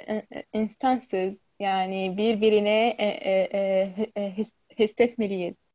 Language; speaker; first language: Turkish; non-native, learner; Arabic